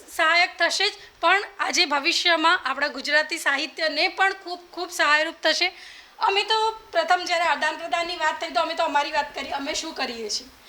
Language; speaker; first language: Gujarati; native; Gujarati